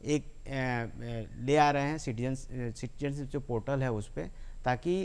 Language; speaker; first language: Hindi; native; Hindi